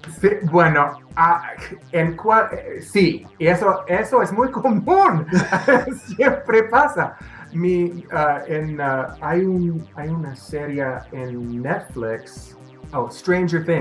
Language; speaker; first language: Spanish; non-native, fluent; English